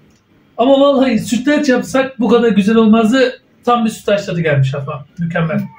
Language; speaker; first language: Turkish; native; Turkish